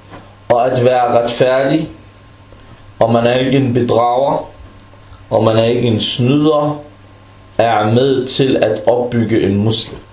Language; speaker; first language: Danish; early bilingual, other home language; Arabic